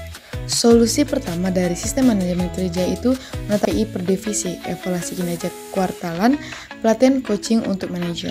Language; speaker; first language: Indonesian; native; Indonesian